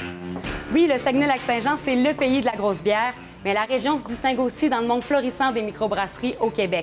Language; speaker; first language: French; native; French